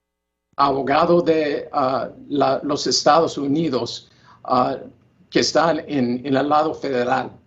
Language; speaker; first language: Spanish; non-native, learner; English